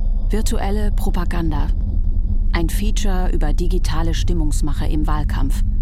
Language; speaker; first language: German; native; German